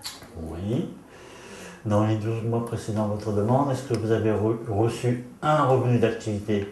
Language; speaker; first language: French; native; French